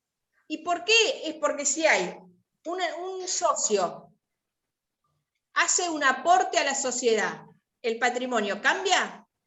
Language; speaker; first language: Spanish; native; Spanish